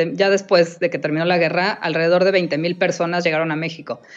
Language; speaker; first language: Spanish; native; Spanish